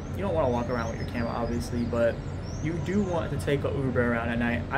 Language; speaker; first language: English; native; English